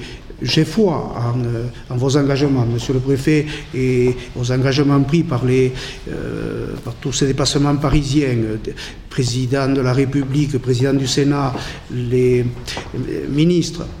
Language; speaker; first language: French; native; French